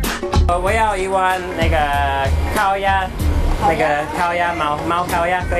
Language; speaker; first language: Chinese; non-native, fluent; English